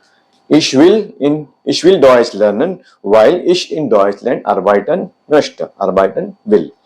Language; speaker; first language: German; non-native, fluent; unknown